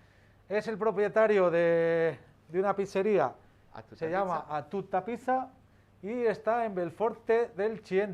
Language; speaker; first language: Spanish; native; Spanish